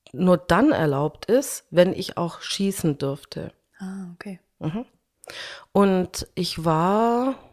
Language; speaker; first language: German; early bilingual, other home language; Hungarian